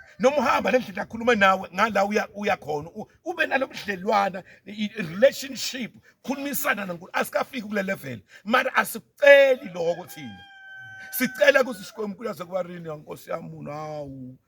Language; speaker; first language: Zulu; non-native, local second language; Tsonga